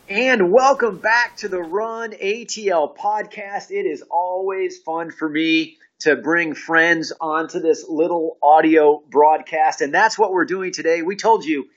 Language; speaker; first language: English; native; English